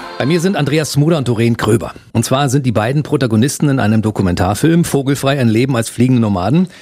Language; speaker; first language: German; native; German